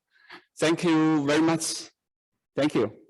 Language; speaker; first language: English; non-native, learner; Chinese